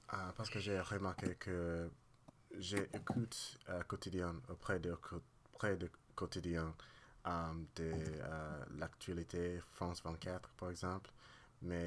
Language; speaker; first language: French; non-native, learner; English